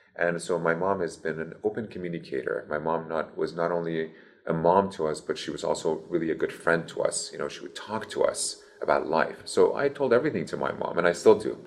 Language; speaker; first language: English; early bilingual, other home language; Persian